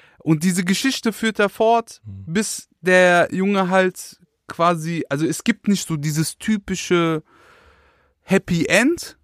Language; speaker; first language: German; native; German